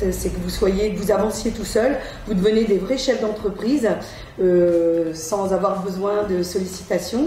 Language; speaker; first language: French; native; French